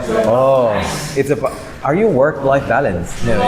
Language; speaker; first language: English; non-native, fluent; Indonesian